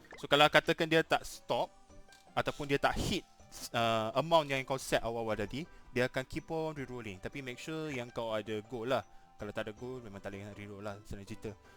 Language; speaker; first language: Malay; native; Malay